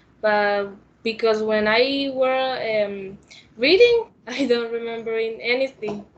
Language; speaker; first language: English; non-native, learner; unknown